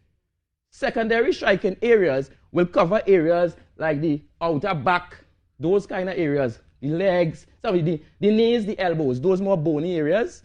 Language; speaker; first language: English; native; English